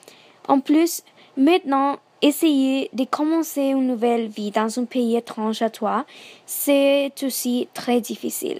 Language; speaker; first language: French; non-native, learner; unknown